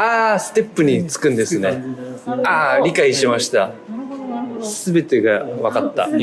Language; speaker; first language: Japanese; native; Japanese